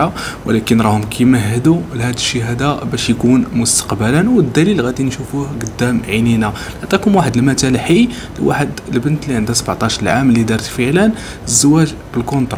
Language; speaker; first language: Arabic; native; Arabic